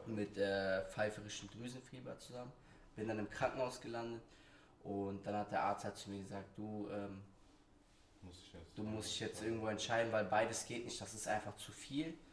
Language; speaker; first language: German; early bilingual, other home language; Portuguese